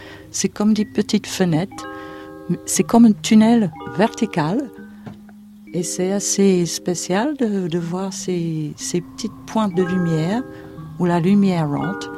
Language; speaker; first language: French; non-native, fluent; English